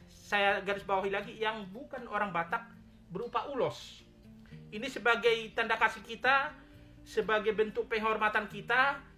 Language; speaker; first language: Indonesian; native; Indonesian